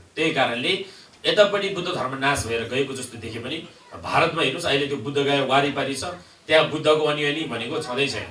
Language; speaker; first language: Nepali; non-native, local second language; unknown